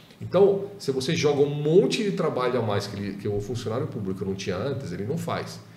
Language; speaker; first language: Portuguese; non-native, fluent; Italian